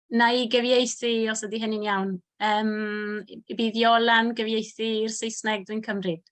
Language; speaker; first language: Welsh; non-native, fluent; Spanish